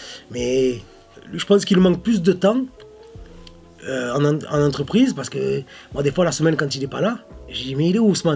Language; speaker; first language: French; native; French